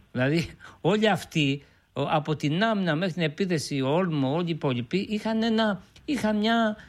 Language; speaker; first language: Greek; native; Greek